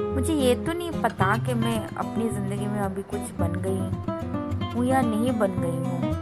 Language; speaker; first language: Hindi; non-native, local second language; Bangla